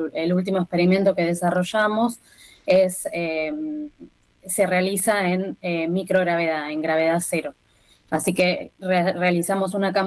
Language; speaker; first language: Spanish; native; Spanish